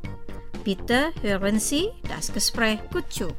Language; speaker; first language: German; non-native, fluent; Indonesian